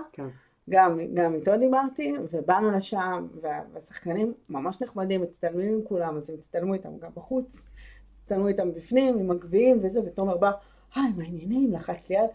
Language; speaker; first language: Hebrew; native; Hebrew